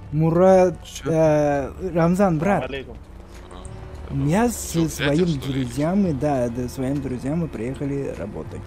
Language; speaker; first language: Russian; non-native, learner; Uzbek